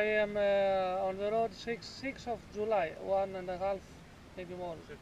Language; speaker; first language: English; non-native, learner; Greek